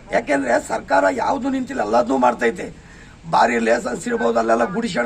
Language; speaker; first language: Kannada; native; Kannada